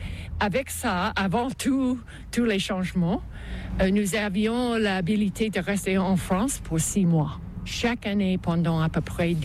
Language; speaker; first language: French; non-native, local second language; English